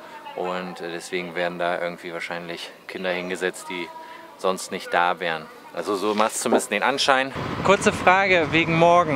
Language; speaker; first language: German; native; German